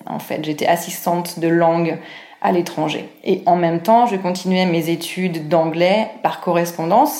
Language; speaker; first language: French; native; French